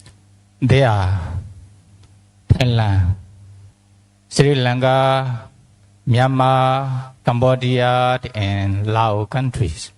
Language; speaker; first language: English; non-native, fluent; Burmese